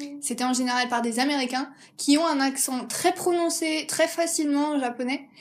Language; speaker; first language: French; native; French